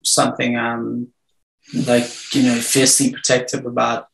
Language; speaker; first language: English; native; English